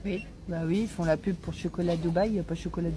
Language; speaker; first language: French; native; French